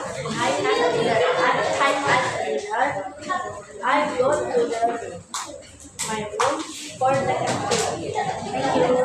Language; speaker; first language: English; non-native, learner; Indonesian